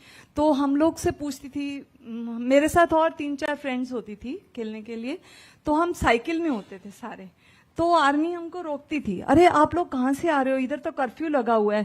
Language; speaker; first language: Hindi; non-native, local second language; Punjabi